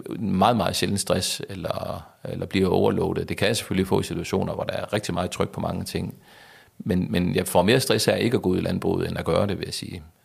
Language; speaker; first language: Danish; native; Danish